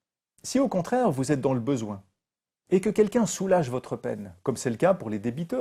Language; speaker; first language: French; native; French